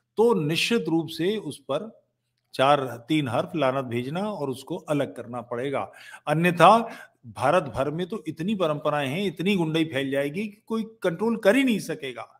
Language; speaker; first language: Hindi; native; Hindi